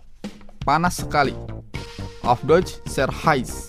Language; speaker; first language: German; non-native, fluent; Indonesian